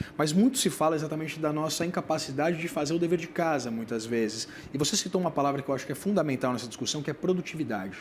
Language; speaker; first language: Portuguese; native; Portuguese